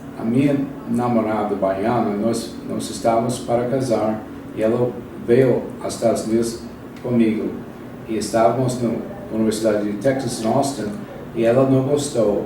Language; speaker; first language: Portuguese; non-native, fluent; English